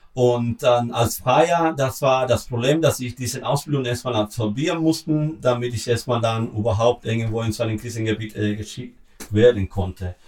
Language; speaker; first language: German; non-native, learner; Spanish